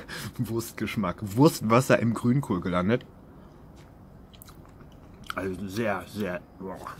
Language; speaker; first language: German; native; German